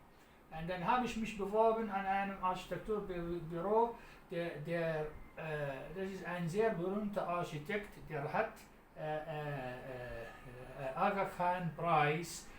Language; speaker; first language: German; non-native, learner; Arabic